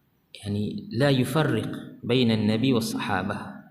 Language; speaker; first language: Arabic; non-native, fluent; Malay